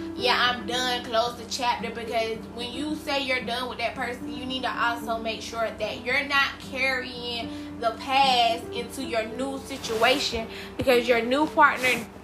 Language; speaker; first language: English; native; English